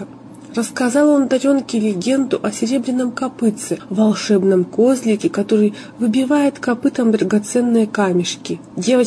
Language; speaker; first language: Russian; native; Russian